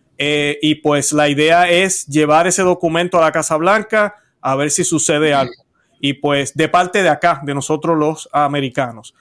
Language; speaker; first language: Spanish; native; Spanish